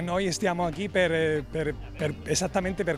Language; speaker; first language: Italian; non-native, fluent; Spanish